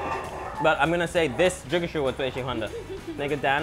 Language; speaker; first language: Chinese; non-native, learner; English